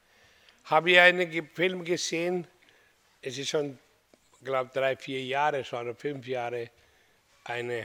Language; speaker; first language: German; non-native, fluent; Hindi